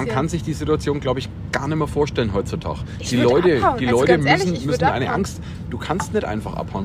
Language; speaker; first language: German; native; German